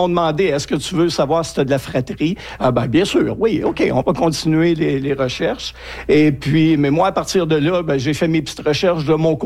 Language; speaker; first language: French; native; French